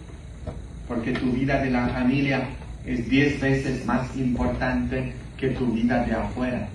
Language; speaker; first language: Spanish; non-native, fluent; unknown